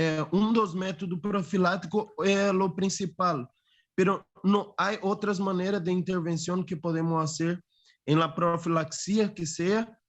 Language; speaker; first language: Spanish; non-native, fluent; Portuguese